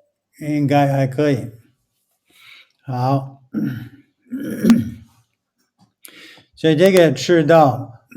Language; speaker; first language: Chinese; non-native, fluent; English